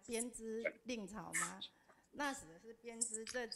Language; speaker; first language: Chinese; native; Chinese